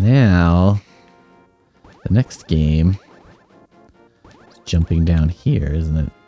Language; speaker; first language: English; native; English